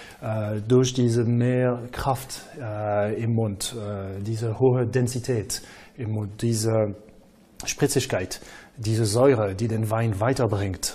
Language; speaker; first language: German; non-native, fluent; French